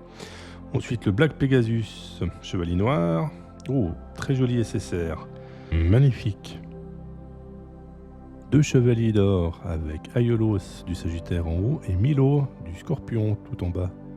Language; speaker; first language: French; native; French